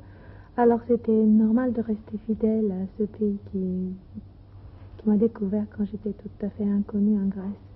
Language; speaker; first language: French; non-native, fluent; Greek